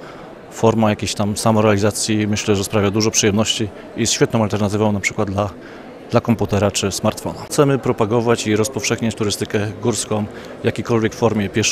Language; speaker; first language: Polish; native; Polish